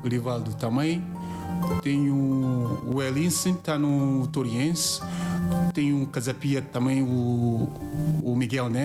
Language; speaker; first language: Portuguese; non-native, learner; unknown